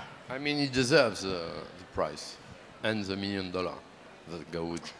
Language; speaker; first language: English; non-native, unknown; French